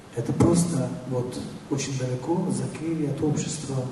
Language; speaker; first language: Russian; non-native, fluent; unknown